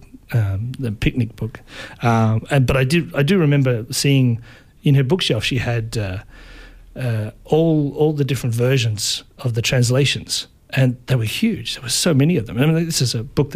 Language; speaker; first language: English; native; English